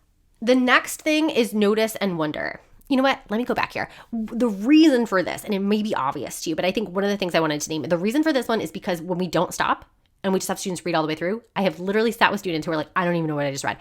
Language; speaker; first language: English; native; English